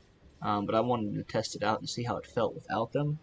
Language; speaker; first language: English; native; English